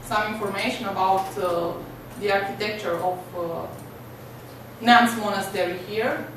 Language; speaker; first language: English; non-native, learner; Romanian